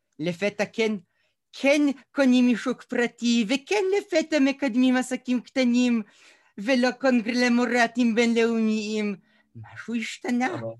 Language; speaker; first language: Hebrew; early bilingual, other home language; Russian